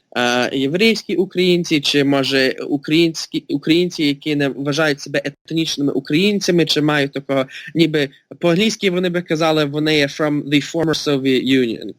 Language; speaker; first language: Ukrainian; early bilingual, heritage; Ukrainian